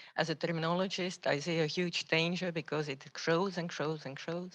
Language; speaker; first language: English; non-native, fluent; Estonian